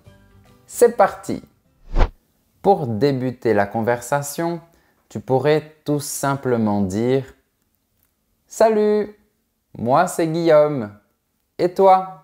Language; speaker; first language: French; native; French